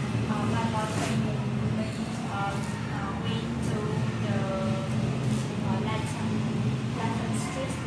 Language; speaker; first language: English; non-native, learner; Vietnamese